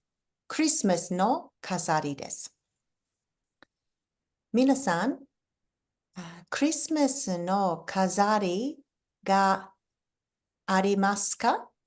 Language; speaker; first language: Japanese; non-native, fluent; English